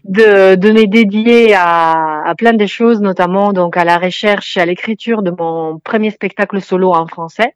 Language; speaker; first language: French; non-native, fluent; Italian